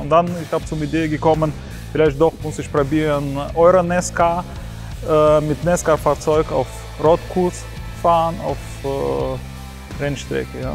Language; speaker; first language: German; non-native, learner; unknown